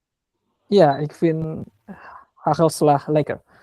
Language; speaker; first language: Dutch; non-native, learner; Indonesian